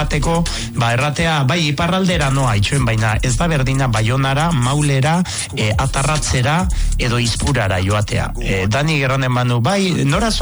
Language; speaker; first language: Basque; non-native, local second language; Spanish